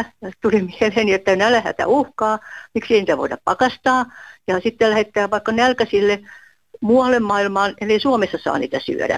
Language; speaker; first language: Finnish; native; Finnish